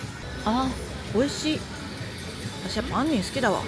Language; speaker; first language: Japanese; native; Japanese